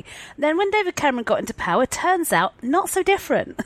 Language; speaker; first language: English; native; English